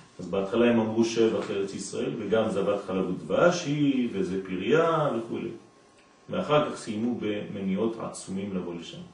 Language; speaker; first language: Hebrew; non-native, fluent; French